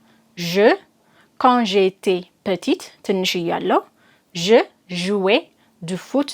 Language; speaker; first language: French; non-native, fluent; Amharic